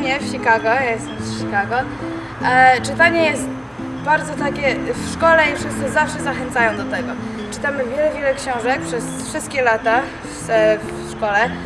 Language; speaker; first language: Polish; early bilingual, heritage; English